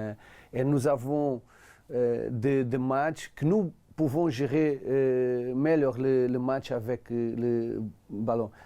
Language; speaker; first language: French; non-native, learner; Portuguese